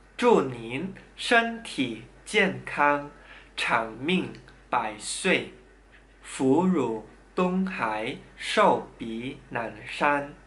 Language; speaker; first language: Chinese; non-native, fluent; Indonesian